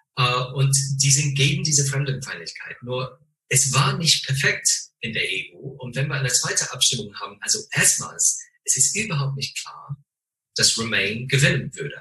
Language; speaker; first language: German; non-native, fluent; English